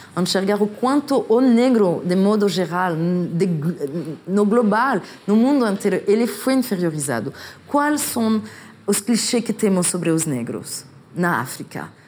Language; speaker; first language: Portuguese; non-native, fluent; French